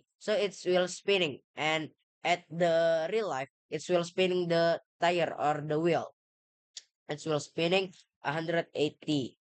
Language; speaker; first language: English; non-native, learner; Indonesian